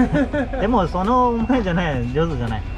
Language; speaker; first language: Japanese; non-native, learner; Hindi